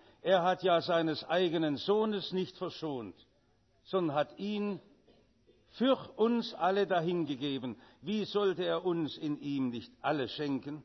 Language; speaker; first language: German; native; German